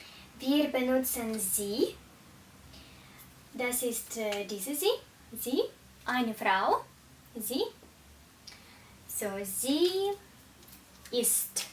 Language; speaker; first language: German; non-native, fluent; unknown